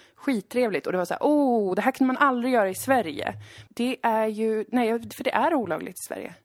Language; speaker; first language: Swedish; native; Swedish